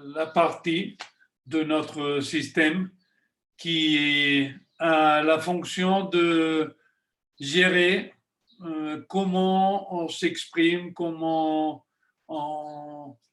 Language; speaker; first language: French; non-native, fluent; Spanish